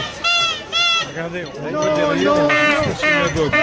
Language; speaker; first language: French; native; French